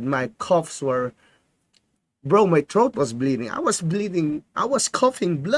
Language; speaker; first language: English; non-native, fluent; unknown